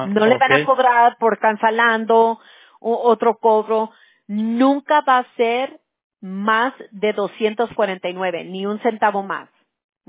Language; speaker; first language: Spanish; early bilingual, heritage; English